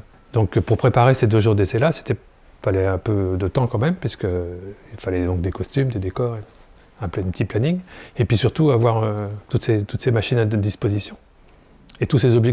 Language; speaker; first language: French; native; French